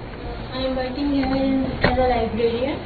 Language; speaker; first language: English; non-native, learner; Japanese